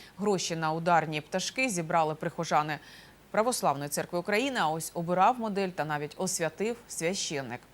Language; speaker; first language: Ukrainian; native; Ukrainian